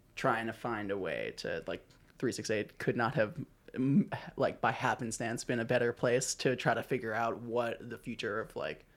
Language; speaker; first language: English; native; English